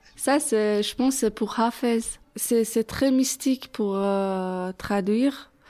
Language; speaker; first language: French; non-native, fluent; Persian